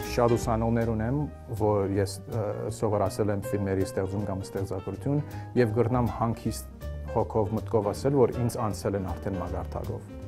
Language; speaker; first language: Armenian; early bilingual, heritage; Armenian